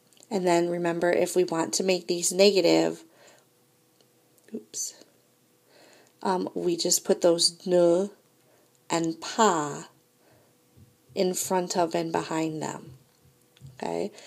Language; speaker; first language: English; native; English